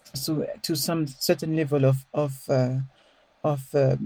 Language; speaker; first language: English; non-native, fluent; French